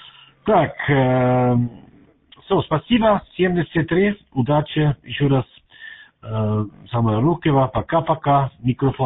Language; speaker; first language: Russian; non-native, learner; German